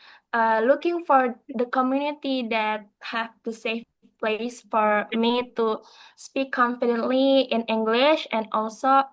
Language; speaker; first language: English; non-native, learner; Indonesian